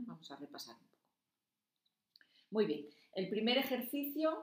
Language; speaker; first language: Spanish; non-native, fluent; German